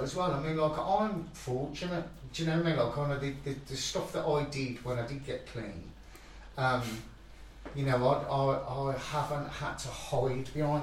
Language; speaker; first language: English; native; English